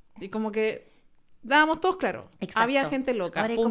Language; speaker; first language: Spanish; native; Spanish